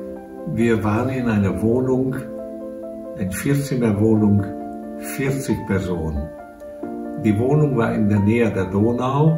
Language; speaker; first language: German; non-native, fluent; Hungarian